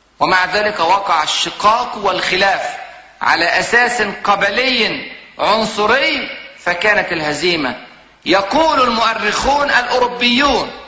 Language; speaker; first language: Arabic; native; Arabic